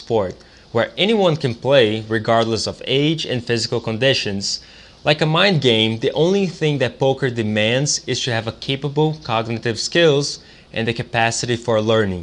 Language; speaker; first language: English; non-native, fluent; Portuguese